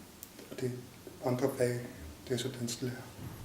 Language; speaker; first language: Danish; non-native, local second language; Kalaallisut